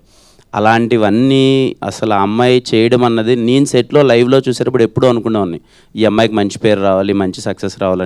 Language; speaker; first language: Telugu; native; Telugu